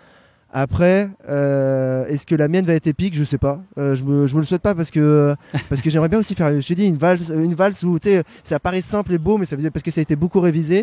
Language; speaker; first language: French; native; French